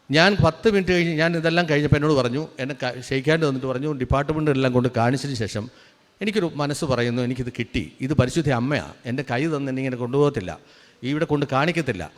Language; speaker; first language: Malayalam; native; Malayalam